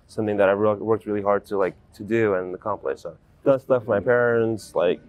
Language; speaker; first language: English; native; English